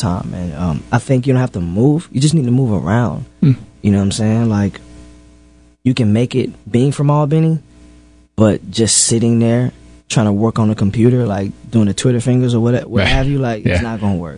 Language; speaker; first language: English; native; English